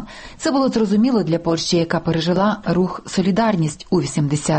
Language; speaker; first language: Ukrainian; native; Ukrainian